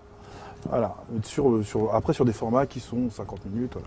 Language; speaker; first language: French; native; French